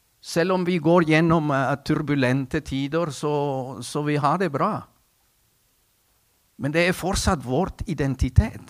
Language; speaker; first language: Norwegian; non-native, fluent; Spanish